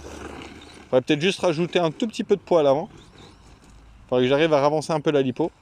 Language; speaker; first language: French; native; French